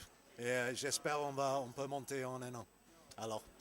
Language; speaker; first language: French; non-native, learner; English